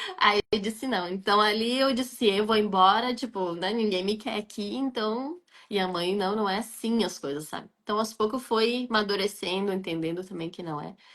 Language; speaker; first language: Portuguese; non-native, fluent; Arabic